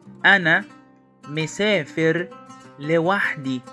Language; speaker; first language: Arabic; non-native, fluent; Portuguese